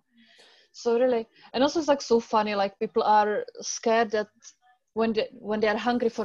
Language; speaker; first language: English; non-native, fluent; Czech